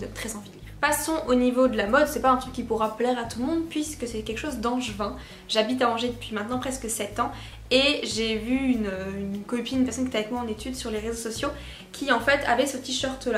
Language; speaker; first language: French; native; French